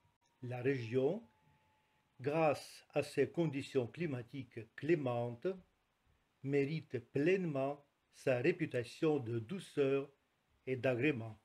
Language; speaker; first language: French; non-native, fluent; Russian